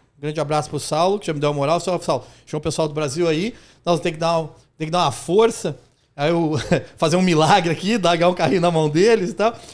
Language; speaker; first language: Portuguese; native; Portuguese